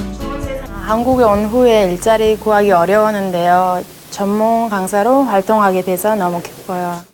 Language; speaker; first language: Korean; non-native, fluent; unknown